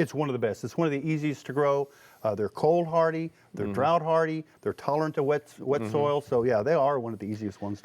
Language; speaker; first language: English; native; English